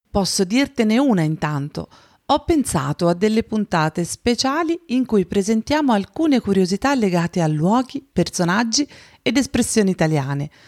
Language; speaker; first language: Italian; native; Italian